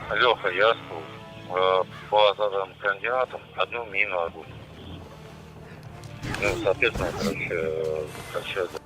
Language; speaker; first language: Russian; native; Russian